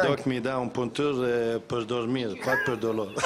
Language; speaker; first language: French; non-native, learner; Swedish